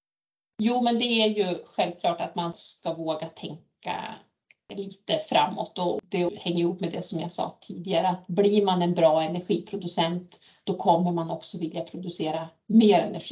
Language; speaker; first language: Swedish; native; Swedish